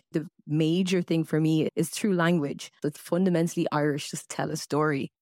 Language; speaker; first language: English; native; English